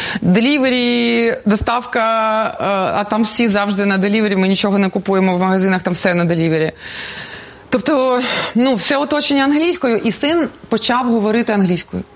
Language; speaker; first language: Ukrainian; non-native, local second language; Russian